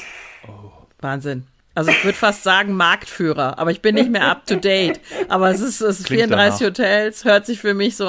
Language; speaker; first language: German; native; German